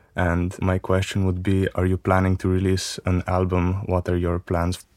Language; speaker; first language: English; non-native, fluent; Macedonian